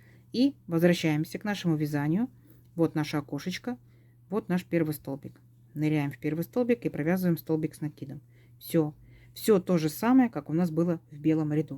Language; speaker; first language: Russian; native; Russian